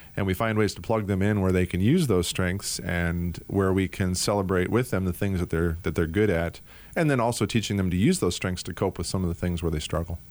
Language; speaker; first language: English; native; English